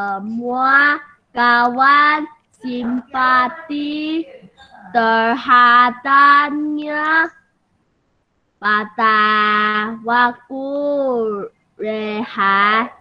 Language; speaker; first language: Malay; non-native, learner; Chinese